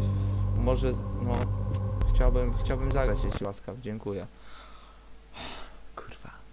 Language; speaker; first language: Polish; native; Polish